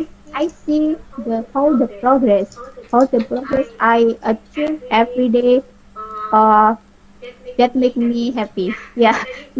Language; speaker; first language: English; non-native, learner; Indonesian